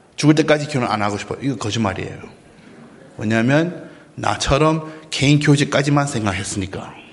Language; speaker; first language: Korean; non-native, learner; English